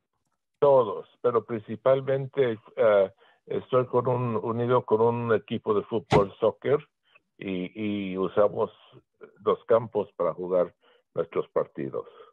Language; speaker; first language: Spanish; early bilingual, heritage; Spanish